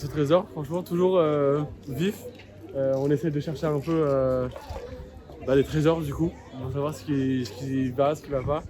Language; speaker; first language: French; native; French